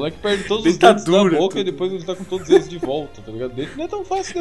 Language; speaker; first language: Portuguese; native; Portuguese